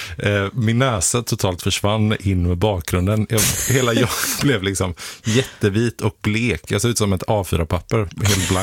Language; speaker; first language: Swedish; native; Swedish